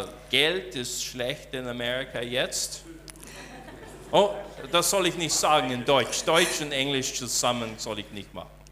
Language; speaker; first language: German; non-native, learner; English